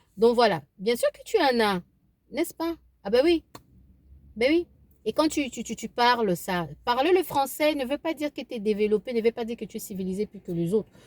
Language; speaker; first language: French; non-native, local second language; Lingala